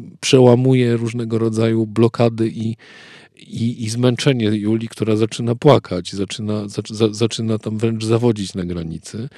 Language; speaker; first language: Polish; native; Polish